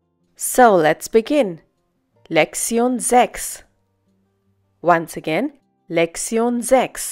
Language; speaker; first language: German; non-native, fluent; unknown